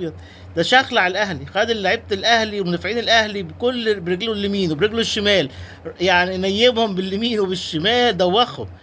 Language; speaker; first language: Arabic; native; Arabic